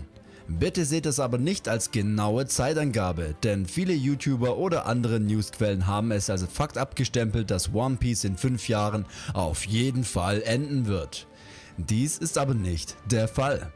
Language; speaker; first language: German; native; German